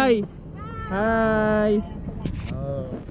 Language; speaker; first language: English; non-native, local second language; Filipino